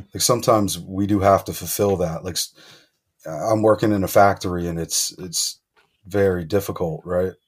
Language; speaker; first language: English; native; English